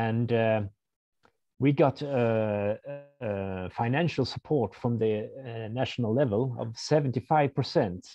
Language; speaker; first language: English; non-native, fluent; Swedish